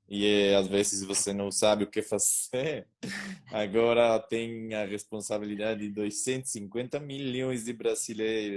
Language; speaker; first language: Portuguese; non-native, learner; Spanish